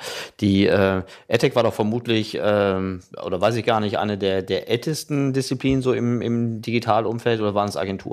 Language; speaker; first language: German; native; German